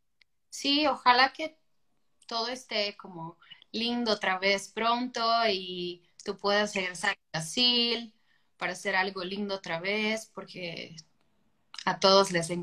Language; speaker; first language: Spanish; non-native, fluent; Portuguese